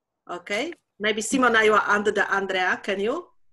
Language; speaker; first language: English; non-native, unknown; Slovak